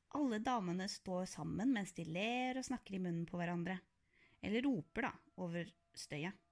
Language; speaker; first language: Norwegian; early bilingual, other home language; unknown